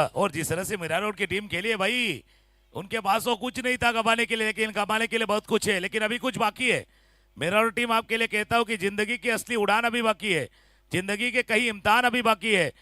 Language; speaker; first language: Hindi; non-native, local second language; Marathi